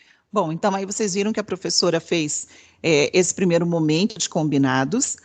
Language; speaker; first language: Portuguese; native; Portuguese